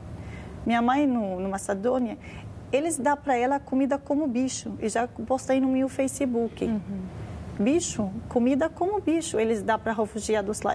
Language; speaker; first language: Portuguese; non-native, learner; Arabic